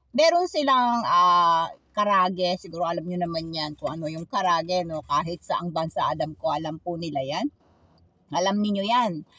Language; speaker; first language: Filipino; native; Filipino